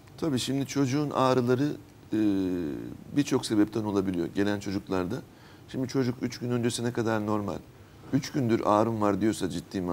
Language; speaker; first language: Turkish; native; Turkish